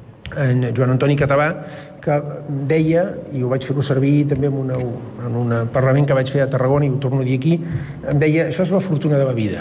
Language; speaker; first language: Catalan; native; Catalan